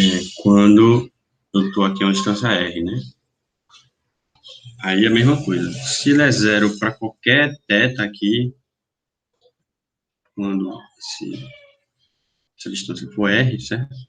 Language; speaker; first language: Portuguese; native; Portuguese